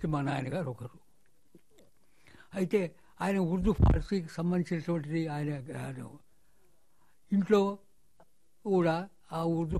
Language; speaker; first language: Telugu; non-native, local second language; Marathi